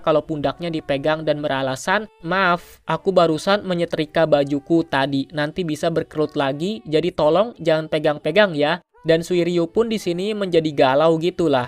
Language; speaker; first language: Indonesian; native; Indonesian